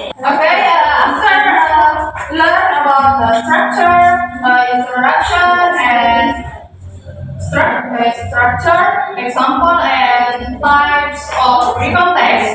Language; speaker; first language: English; non-native, learner; Indonesian